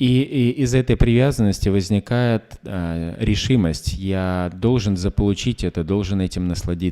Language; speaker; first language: Russian; native; Russian